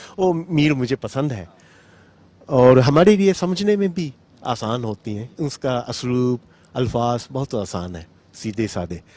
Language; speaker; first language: Urdu; non-native, fluent; Japanese